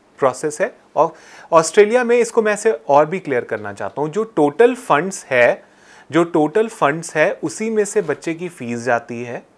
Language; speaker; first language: Hindi; native; Hindi